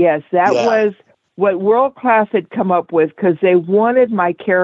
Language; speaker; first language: English; native; English